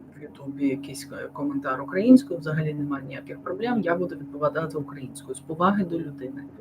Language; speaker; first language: Ukrainian; non-native, local second language; Russian